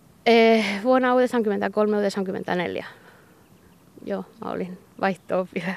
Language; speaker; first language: Finnish; non-native, learner; Basque